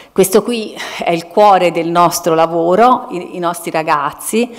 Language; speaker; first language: Italian; native; Italian